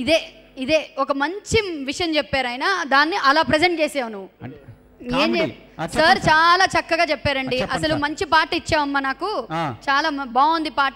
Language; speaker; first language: Telugu; native; Telugu